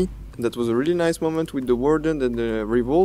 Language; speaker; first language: English; non-native, fluent; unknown